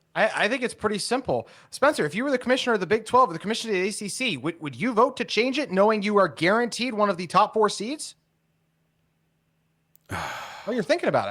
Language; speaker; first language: English; native; English